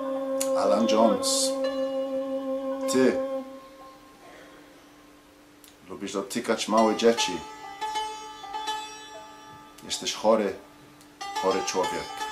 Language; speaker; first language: Polish; early bilingual, heritage; English